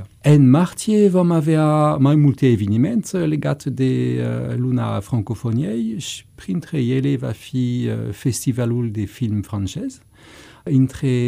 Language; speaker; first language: Romanian; non-native, fluent; French